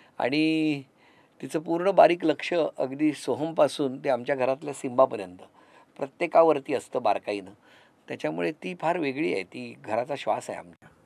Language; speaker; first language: Marathi; native; Marathi